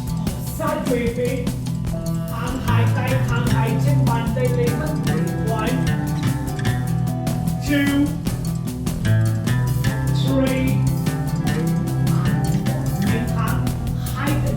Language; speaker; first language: Vietnamese; non-native, learner; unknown